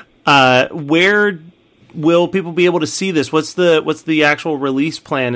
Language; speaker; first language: English; native; English